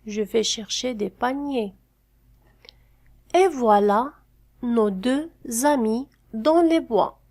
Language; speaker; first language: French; non-native, fluent; Arabic